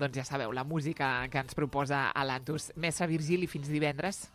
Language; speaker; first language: Catalan; native; Catalan